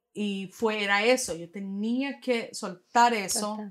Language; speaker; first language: Spanish; early bilingual, heritage; Spanish